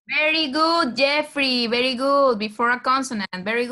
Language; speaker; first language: English; non-native, fluent; Spanish